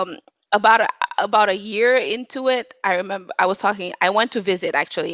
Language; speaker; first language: English; non-native, fluent; Wolof